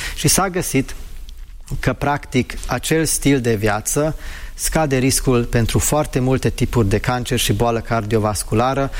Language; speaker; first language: Romanian; non-native, fluent; English